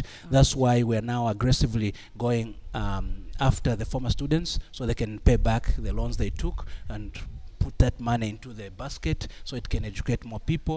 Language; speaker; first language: English; non-native, local second language; Bemba